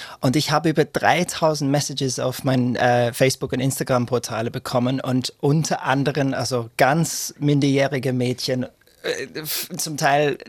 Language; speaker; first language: German; non-native, fluent; English